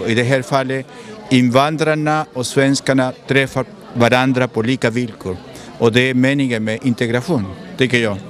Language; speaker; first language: Swedish; non-native, fluent; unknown